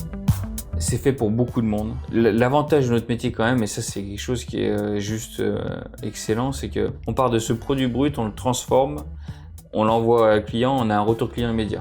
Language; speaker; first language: French; native; French